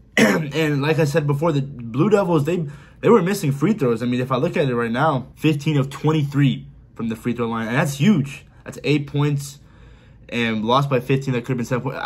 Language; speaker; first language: English; native; English